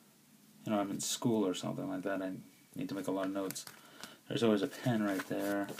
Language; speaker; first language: English; native; English